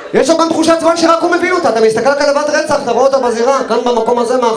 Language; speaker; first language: Hebrew; native; Hebrew